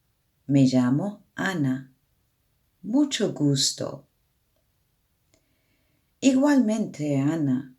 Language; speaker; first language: Spanish; non-native, learner; Persian